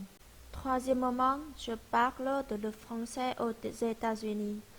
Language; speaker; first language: French; non-native, learner; Vietnamese